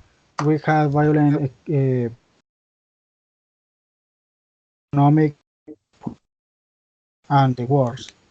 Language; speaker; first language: English; non-native, learner; Spanish